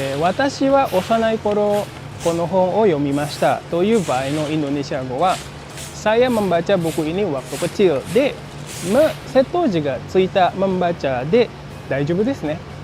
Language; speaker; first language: Japanese; non-native, fluent; Indonesian